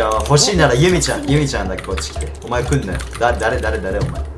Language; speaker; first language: Japanese; native; Japanese